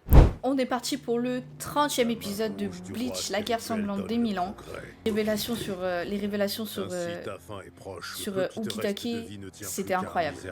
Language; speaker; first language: French; native; French